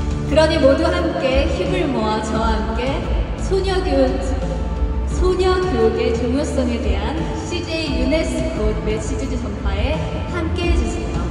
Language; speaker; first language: Korean; native; Korean